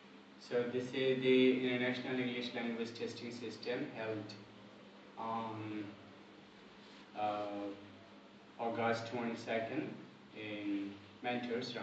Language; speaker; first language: English; non-native, local second language; Bangla